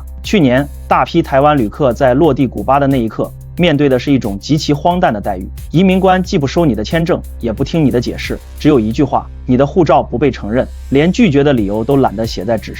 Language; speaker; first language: Chinese; native; Chinese